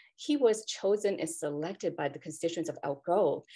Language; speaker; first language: English; native; English